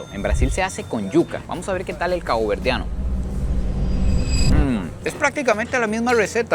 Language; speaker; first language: Spanish; native; Spanish